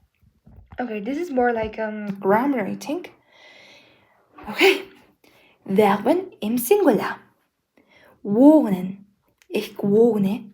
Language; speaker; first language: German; non-native, learner; Mongolian